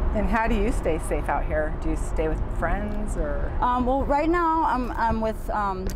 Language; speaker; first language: English; native; English